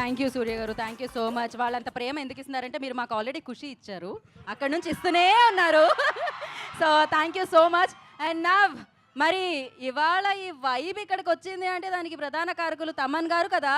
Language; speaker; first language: Telugu; native; Telugu